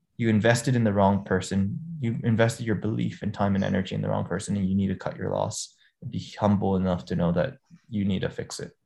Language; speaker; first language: English; native; English